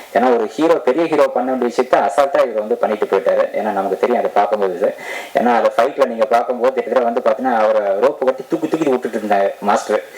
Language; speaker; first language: Tamil; native; Tamil